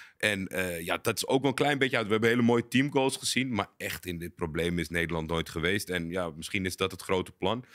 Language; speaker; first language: Dutch; native; Dutch